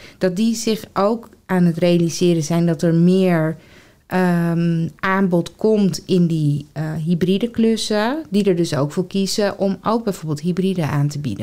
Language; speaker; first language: Dutch; native; Dutch